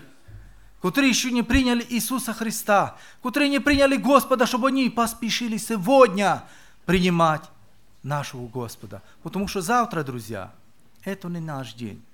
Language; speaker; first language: Russian; non-native, local second language; Romany